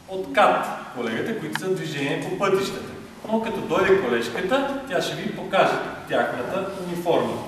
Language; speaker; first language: Bulgarian; native; Bulgarian